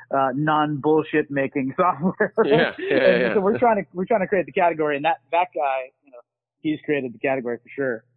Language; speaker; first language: English; native; English